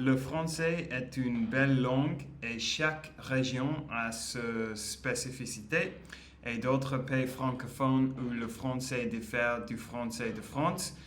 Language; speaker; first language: French; non-native, learner; English